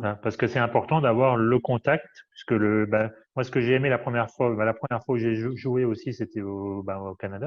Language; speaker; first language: French; native; French